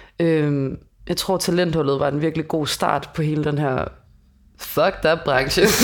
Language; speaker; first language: Danish; native; Danish